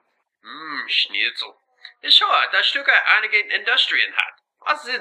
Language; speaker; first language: German; non-native, learner; English